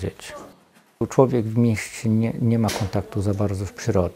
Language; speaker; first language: Polish; non-native, fluent; English